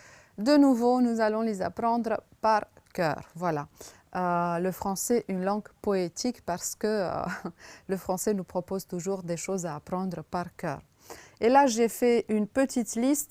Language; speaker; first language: French; non-native, fluent; Romanian